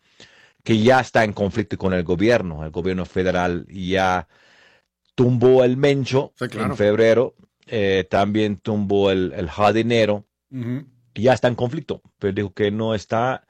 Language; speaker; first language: Spanish; non-native, fluent; English